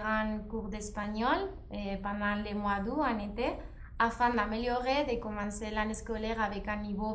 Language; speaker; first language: French; non-native, fluent; Spanish